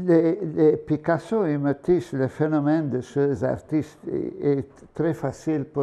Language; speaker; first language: French; non-native, fluent; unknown